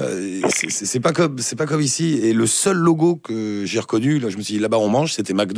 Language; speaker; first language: French; native; French